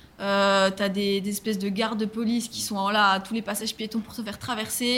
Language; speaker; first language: French; native; French